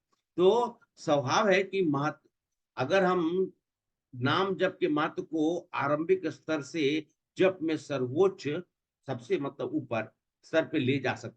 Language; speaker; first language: Hindi; native; Hindi